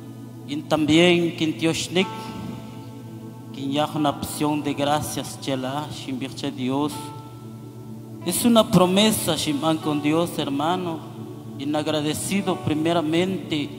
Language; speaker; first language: Spanish; non-native, local second language; Kʼicheʼ